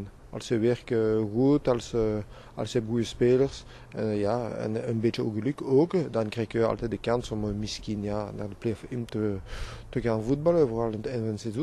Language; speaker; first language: Dutch; non-native, local second language; French